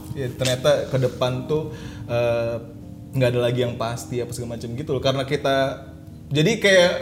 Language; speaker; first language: Indonesian; native; Indonesian